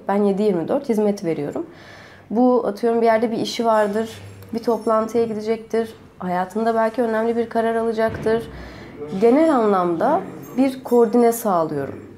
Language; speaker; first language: Turkish; native; Turkish